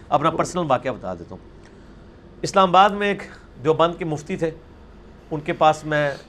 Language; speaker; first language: Urdu; non-native, local second language; Punjabi